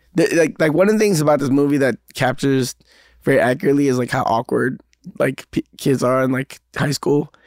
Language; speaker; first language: English; native; English